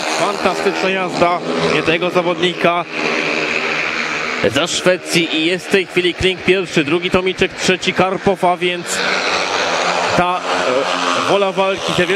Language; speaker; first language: Polish; native; Polish